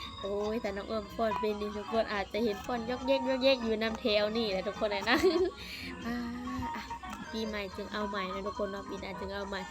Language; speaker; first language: Thai; non-native, local second language; Lao